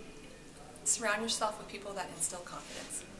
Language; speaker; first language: English; native; English